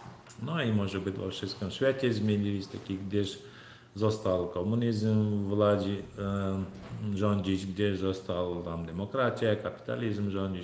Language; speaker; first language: Polish; non-native, learner; Turkmen